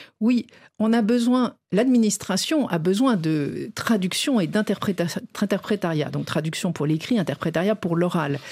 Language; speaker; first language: French; native; French